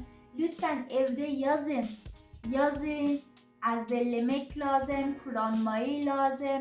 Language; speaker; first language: Turkish; non-native, learner; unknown